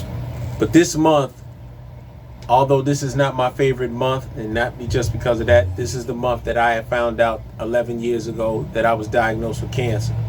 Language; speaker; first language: English; native; English